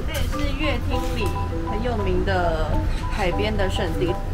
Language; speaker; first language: Chinese; native; Chinese